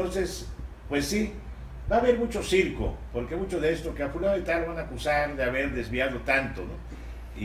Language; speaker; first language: Spanish; native; Spanish